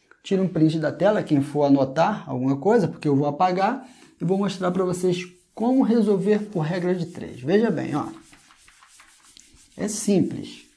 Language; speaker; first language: Portuguese; native; Portuguese